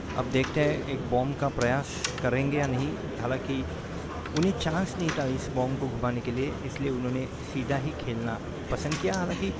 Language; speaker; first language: Hindi; non-native, local second language; Marathi